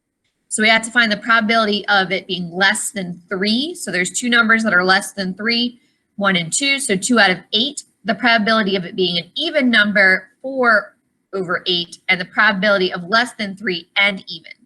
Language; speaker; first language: English; native; English